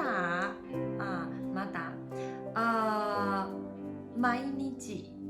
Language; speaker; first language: Japanese; non-native, learner; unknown